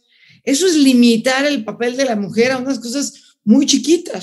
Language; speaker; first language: Spanish; native; Spanish